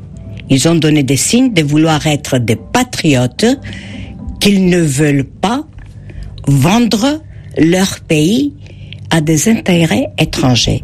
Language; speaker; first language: French; non-native, fluent; Greek